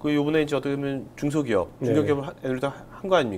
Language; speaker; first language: Korean; native; Korean